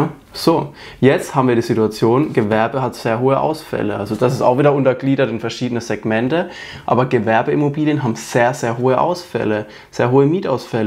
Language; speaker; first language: German; native; German